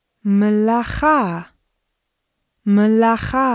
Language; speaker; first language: Hebrew; non-native, fluent; English